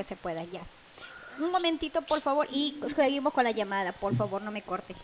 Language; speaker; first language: Spanish; native; Spanish